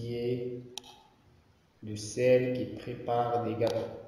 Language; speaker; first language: French; non-native, local second language; Arabic